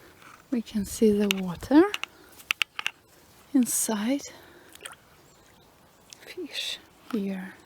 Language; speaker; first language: English; non-native, learner; Russian